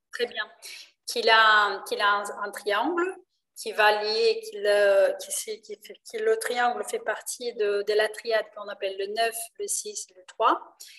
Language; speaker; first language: French; non-native, fluent; Portuguese